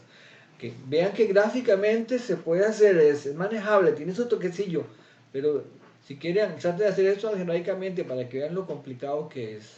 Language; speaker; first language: Spanish; native; Spanish